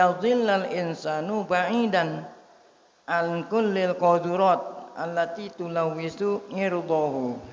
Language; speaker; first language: Arabic; non-native, fluent; Indonesian